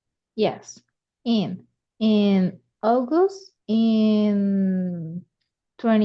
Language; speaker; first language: English; non-native, learner; Spanish